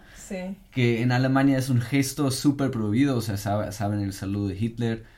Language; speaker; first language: Spanish; non-native, fluent; German